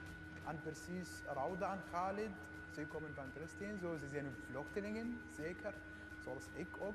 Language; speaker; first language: Dutch; non-native, fluent; Arabic